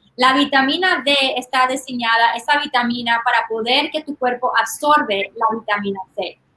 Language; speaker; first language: Spanish; early bilingual, heritage; Spanish